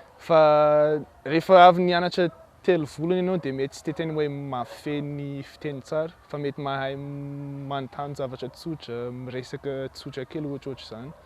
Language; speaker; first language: Malagasy; non-native, fluent; English